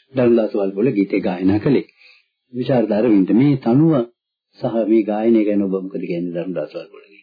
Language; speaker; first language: Sinhala; native; Sinhala